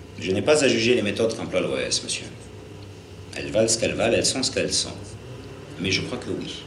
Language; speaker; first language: French; native; French